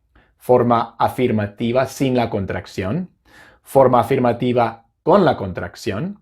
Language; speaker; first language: Spanish; non-native, fluent; English